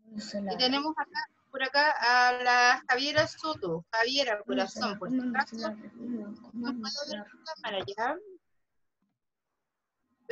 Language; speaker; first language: Spanish; native; Spanish